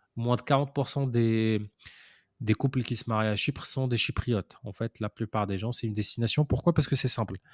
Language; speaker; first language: French; non-native, local second language; Arabic